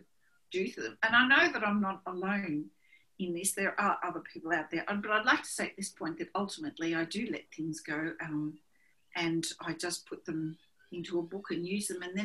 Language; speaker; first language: English; native; English